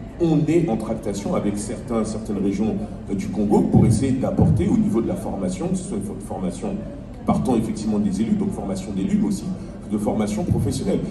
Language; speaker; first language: French; native; French